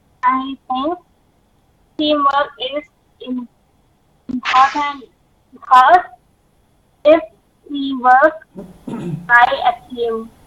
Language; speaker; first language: English; non-native, learner; Thai